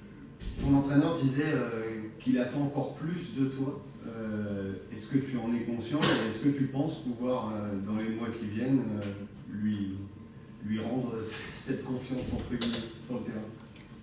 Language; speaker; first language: French; native; French